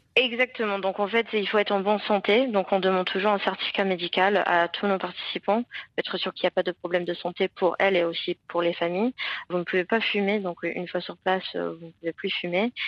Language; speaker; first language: French; non-native, fluent; English